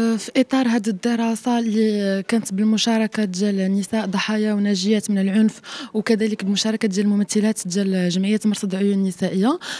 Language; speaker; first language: Arabic; native; Arabic